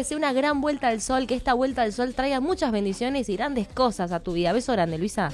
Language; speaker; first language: Spanish; native; Spanish